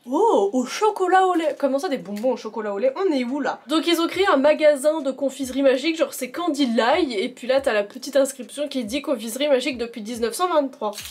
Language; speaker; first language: French; native; French